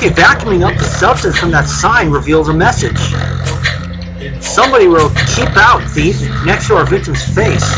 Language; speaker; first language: English; native; English